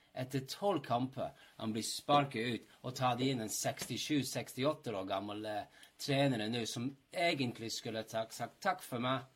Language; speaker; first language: Norwegian; non-native, fluent; English